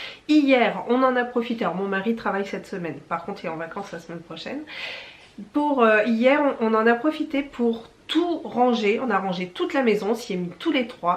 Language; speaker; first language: French; native; French